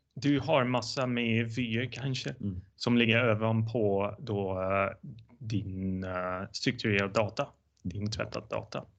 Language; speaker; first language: Swedish; non-native, fluent; Dutch